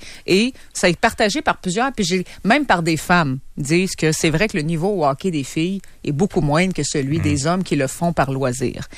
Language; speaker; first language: French; native; French